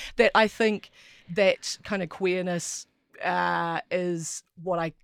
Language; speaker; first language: English; native; English